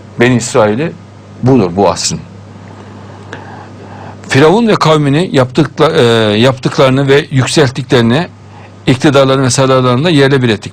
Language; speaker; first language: Turkish; native; Turkish